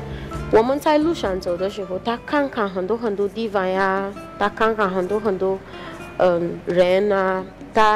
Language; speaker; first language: Chinese; non-native, fluent; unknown